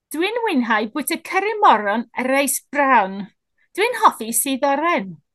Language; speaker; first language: Welsh; non-native, learner; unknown